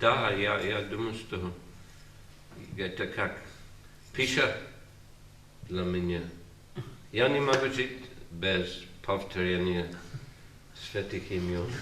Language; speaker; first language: Russian; non-native, fluent; English